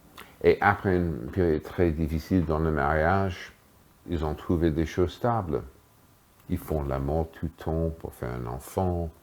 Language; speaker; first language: French; non-native, fluent; English